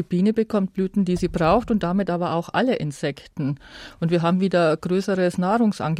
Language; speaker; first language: German; native; German